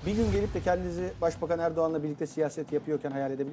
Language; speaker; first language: Turkish; native; Turkish